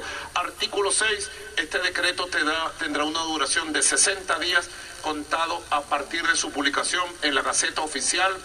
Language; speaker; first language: Spanish; native; Spanish